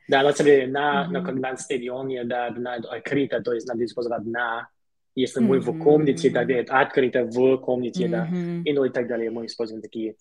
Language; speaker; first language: Russian; non-native, learner; English